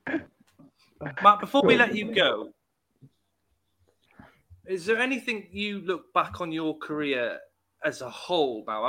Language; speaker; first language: English; native; English